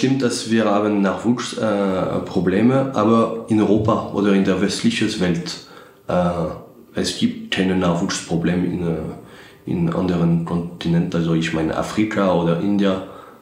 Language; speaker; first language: German; non-native, fluent; French